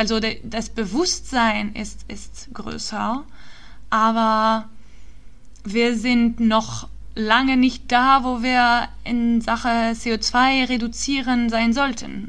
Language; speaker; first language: German; early bilingual, heritage; German